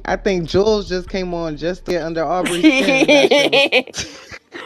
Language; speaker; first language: English; native; English